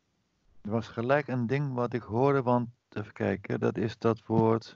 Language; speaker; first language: Dutch; native; Dutch